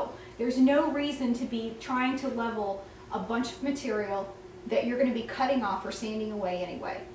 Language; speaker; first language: English; native; English